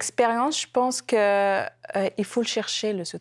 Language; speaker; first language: French; non-native, local second language; Kabyle